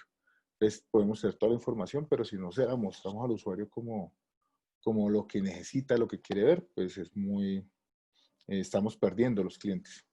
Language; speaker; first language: Spanish; native; Spanish